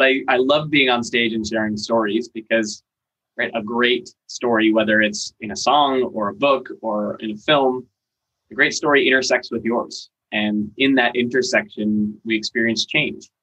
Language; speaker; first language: English; native; English